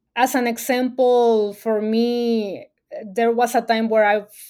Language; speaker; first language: English; non-native, fluent; Spanish